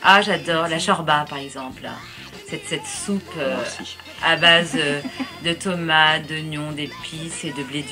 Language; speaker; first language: French; early bilingual, other home language; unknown